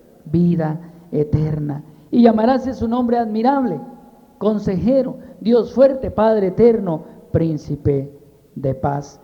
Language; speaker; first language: Spanish; native; Spanish